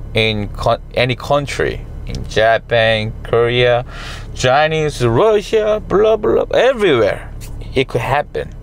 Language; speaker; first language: English; non-native, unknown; Korean